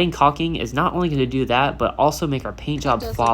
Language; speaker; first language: English; native; English